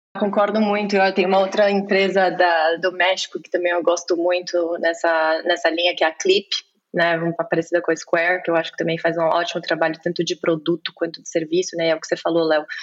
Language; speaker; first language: Portuguese; native; Portuguese